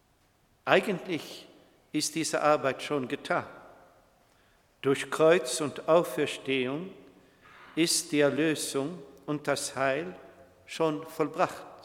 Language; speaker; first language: German; non-native, fluent; Swedish